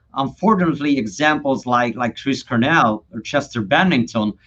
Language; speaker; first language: English; non-native, fluent; Italian